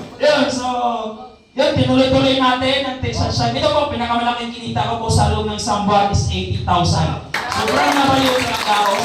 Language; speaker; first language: Filipino; non-native, local second language; Masbatenyo